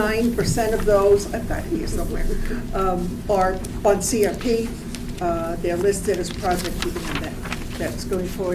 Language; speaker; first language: English; native; English